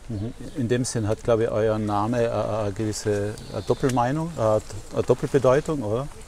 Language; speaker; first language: German; native; German